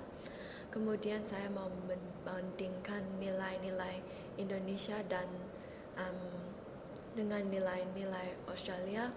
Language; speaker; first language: Indonesian; early bilingual, heritage; Indonesian